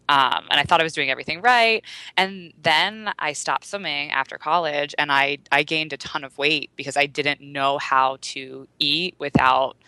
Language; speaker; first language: English; native; English